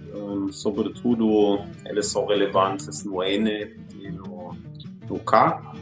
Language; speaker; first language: Portuguese; non-native, fluent; German